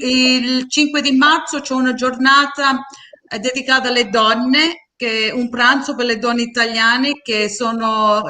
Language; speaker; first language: Italian; early bilingual, heritage; Sicilian